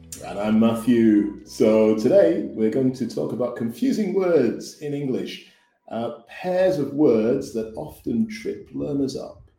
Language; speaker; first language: English; native; English